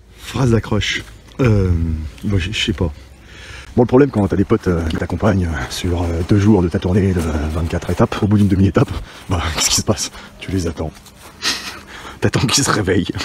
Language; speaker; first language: French; native; French